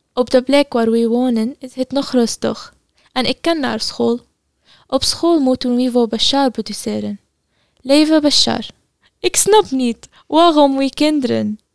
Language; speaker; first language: Dutch; non-native, learner; Arabic